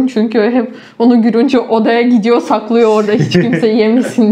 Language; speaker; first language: Turkish; non-native, fluent; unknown